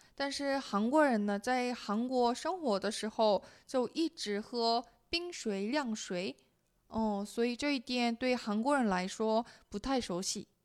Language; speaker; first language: Chinese; non-native, fluent; Korean